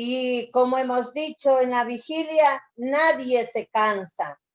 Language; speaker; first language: Spanish; native; Spanish